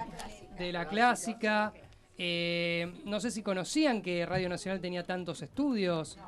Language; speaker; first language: Spanish; native; Spanish